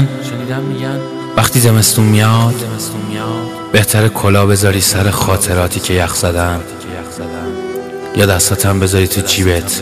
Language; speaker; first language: Persian; native; Persian